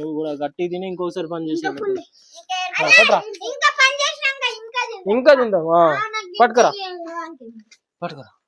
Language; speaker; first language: Telugu; native; Telugu